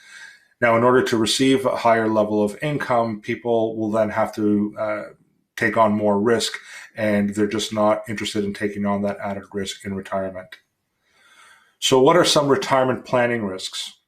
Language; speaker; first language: English; native; English